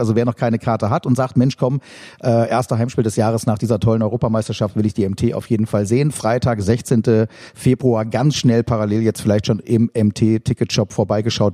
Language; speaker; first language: German; native; German